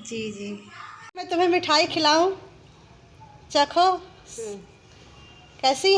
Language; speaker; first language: Hindi; native; Hindi